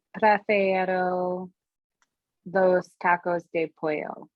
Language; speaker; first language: Spanish; non-native, learner; English